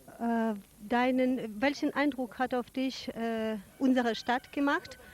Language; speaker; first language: German; non-native, learner; Ukrainian